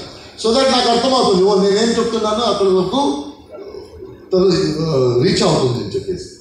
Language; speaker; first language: Telugu; non-native, fluent; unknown